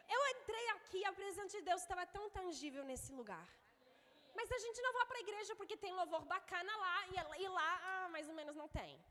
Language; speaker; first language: Portuguese; non-native, fluent; English